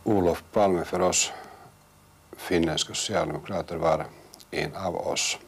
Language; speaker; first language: Swedish; non-native, local second language; Finnish